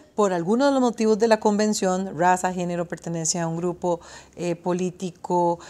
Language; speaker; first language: Spanish; native; Spanish